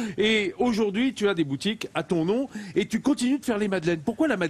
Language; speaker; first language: French; native; French